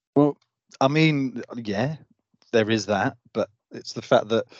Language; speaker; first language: English; native; English